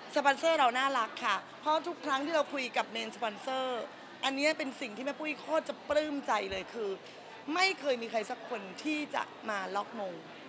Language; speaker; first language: Thai; native; Thai